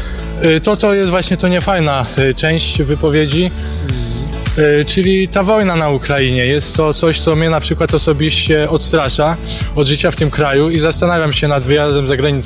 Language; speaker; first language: Polish; native; Polish